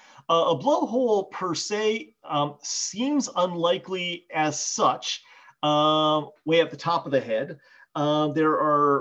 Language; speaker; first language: English; native; English